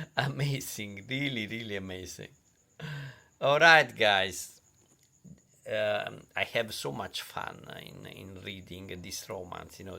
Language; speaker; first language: English; non-native, fluent; Italian